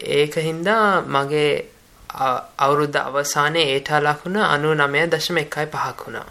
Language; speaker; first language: Sinhala; early bilingual, heritage; Sinhala